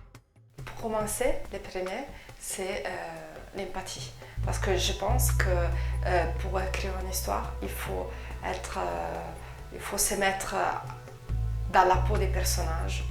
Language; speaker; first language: French; non-native, fluent; Italian